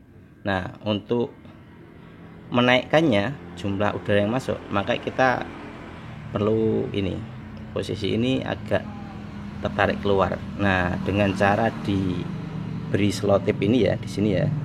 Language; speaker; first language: Indonesian; native; Indonesian